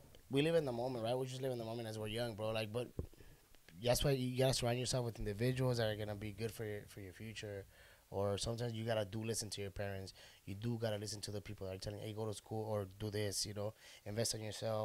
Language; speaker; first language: English; early bilingual, other home language; Spanish